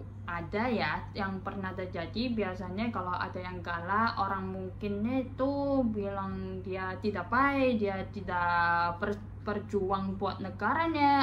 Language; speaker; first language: Indonesian; non-native, fluent; Chinese